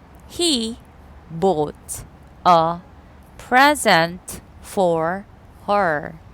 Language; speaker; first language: English; non-native, fluent; Korean